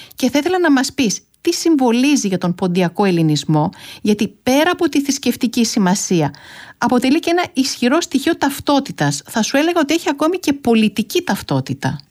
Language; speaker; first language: Greek; native; Greek